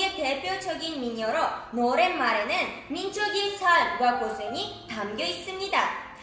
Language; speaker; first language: Korean; non-native, fluent; Uzbek